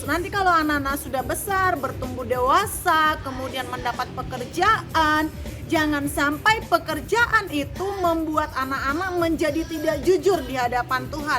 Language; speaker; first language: Indonesian; native; Indonesian